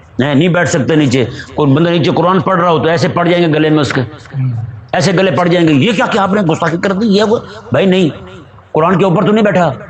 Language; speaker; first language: Urdu; non-native, local second language; Punjabi